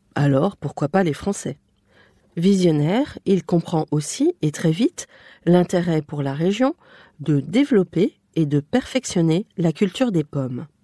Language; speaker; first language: French; native; French